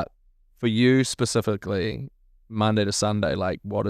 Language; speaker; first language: English; native; English